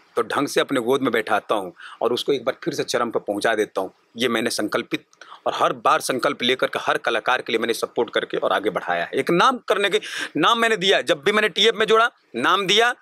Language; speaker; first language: Hindi; native; Hindi